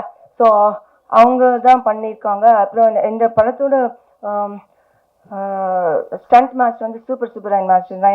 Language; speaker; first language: Tamil; early bilingual, heritage; Tamil